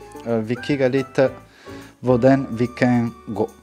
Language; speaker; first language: Danish; non-native, learner; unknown